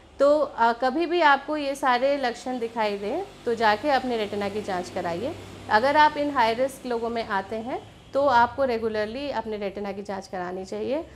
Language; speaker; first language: Hindi; native; Hindi